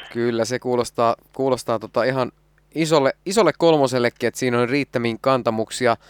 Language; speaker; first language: Finnish; native; Finnish